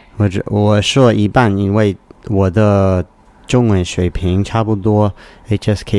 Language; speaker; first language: Chinese; non-native, learner; English